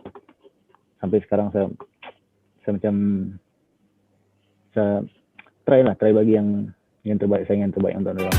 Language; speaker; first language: Malay; non-native, local second language; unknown